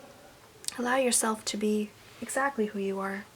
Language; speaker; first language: English; native; English